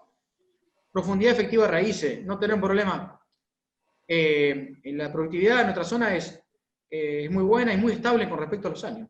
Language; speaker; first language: Spanish; native; Spanish